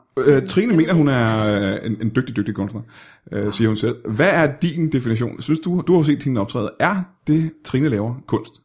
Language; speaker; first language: Danish; native; Danish